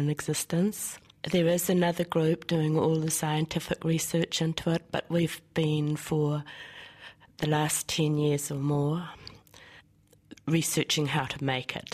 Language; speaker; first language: English; native; English